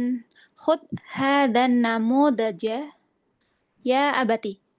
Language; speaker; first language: Arabic; non-native, learner; Indonesian